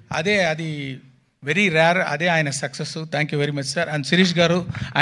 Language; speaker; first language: Telugu; non-native, local second language; Tamil